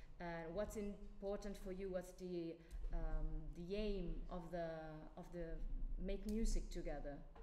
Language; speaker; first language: English; non-native, fluent; Italian